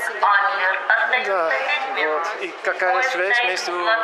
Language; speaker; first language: Russian; non-native, fluent; Dutch